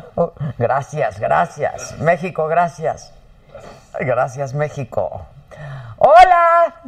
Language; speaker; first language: Spanish; native; Spanish